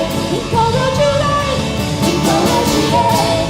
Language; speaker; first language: Italian; non-native, fluent; Portuguese